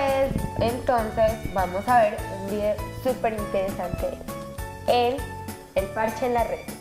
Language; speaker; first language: Spanish; native; Spanish